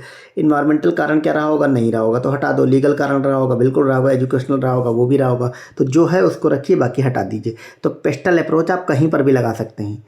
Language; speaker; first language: Hindi; native; Hindi